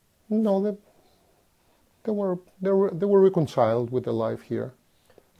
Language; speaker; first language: English; non-native, fluent; Greek